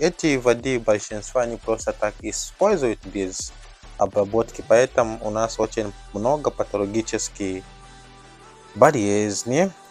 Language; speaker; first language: Russian; non-native, fluent; Nyanja